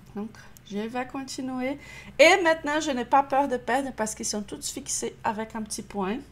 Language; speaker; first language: French; non-native, fluent; Portuguese